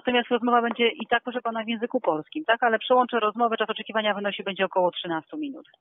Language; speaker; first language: Polish; native; Polish